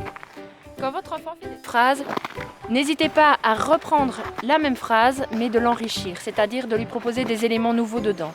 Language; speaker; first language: French; native; French